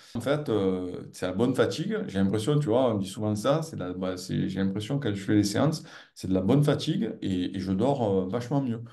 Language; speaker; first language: French; native; French